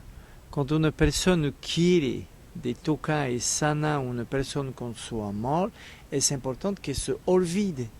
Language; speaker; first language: Spanish; non-native, learner; French